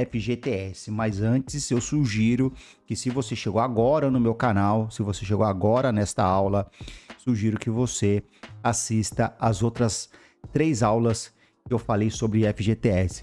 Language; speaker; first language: Portuguese; native; Portuguese